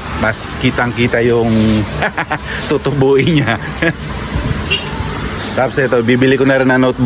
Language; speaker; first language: Filipino; non-native, local second language; Pampanga